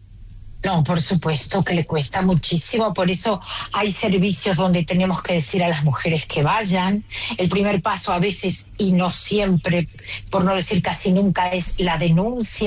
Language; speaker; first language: Spanish; native; Spanish